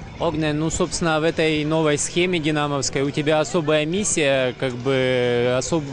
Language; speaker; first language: Russian; native; Russian